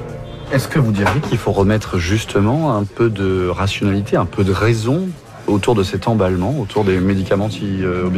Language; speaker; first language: French; native; French